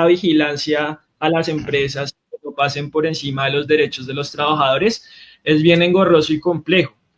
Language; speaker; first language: Spanish; native; Spanish